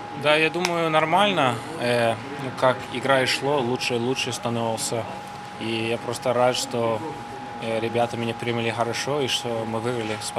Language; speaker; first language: Russian; early bilingual, heritage; English